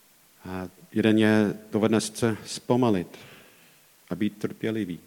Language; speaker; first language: Czech; non-native, fluent; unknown